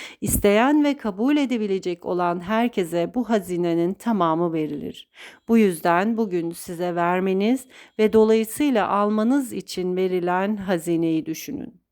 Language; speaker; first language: Turkish; native; Turkish